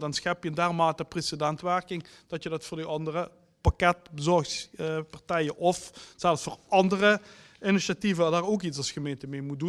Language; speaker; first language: Dutch; native; Dutch